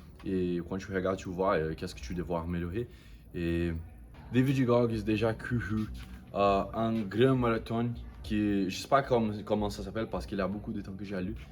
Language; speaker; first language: French; non-native, learner; Portuguese